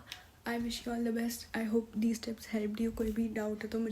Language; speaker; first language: Hindi; native; Hindi